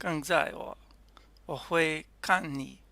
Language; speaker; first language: Chinese; non-native, learner; English